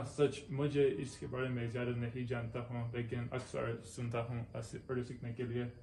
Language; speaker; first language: Hindi; non-native, learner; English